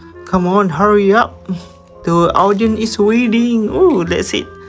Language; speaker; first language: English; non-native, local second language; Malay